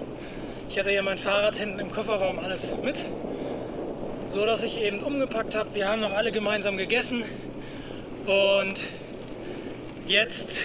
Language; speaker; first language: German; native; German